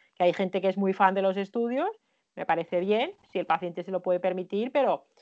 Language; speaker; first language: Spanish; non-native, fluent; Finnish